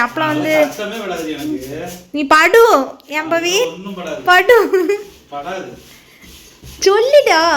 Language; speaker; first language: Tamil; native; Tamil